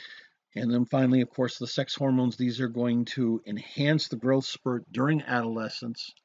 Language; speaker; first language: English; native; English